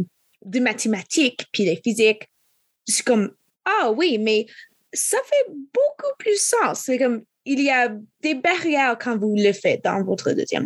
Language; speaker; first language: French; non-native, local second language; English